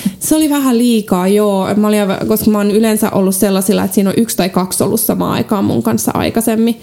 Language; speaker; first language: Finnish; native; Finnish